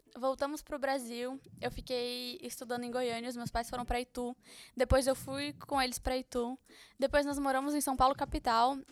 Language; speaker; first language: Portuguese; early bilingual, heritage; Portuguese